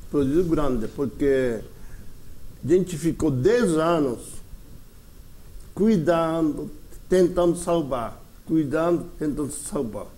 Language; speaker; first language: Portuguese; early bilingual, other home language; Japanese